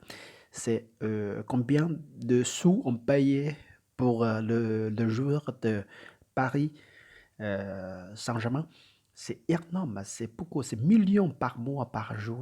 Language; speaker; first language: French; non-native, learner; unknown